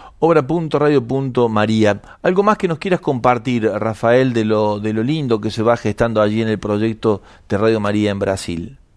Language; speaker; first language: Spanish; native; Spanish